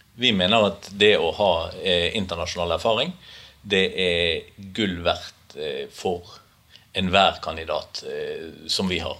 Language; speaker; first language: Norwegian; native; Norwegian